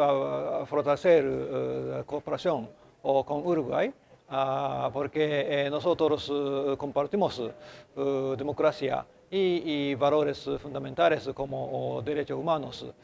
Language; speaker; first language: Spanish; non-native, learner; Japanese